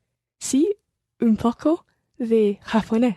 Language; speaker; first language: Spanish; non-native, learner; English